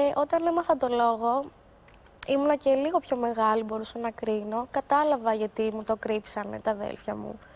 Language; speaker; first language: Greek; native; Greek